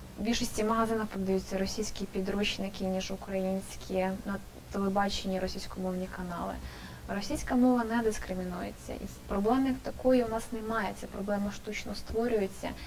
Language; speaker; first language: Ukrainian; native; Ukrainian